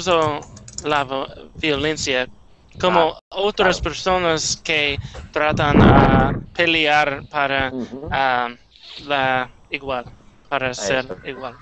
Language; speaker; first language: Spanish; non-native, learner; English